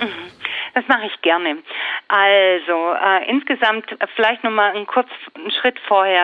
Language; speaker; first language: German; native; German